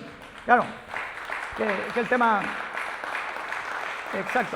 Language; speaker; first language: Spanish; native; Spanish